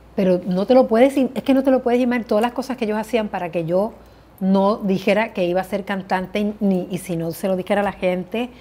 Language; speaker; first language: Spanish; early bilingual, heritage; Spanish